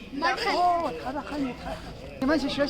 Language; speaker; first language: Chinese; non-native, learner; Hindi